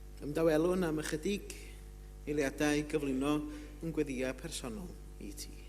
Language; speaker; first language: Welsh; native; Welsh